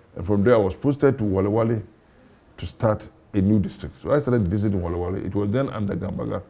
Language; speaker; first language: English; non-native, local second language; Hausa